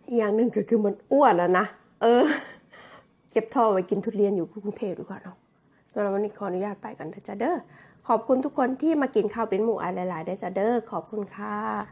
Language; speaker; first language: Thai; native; Thai